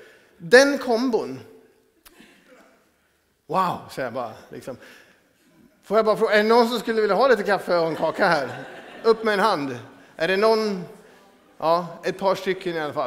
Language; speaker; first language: Swedish; native; Swedish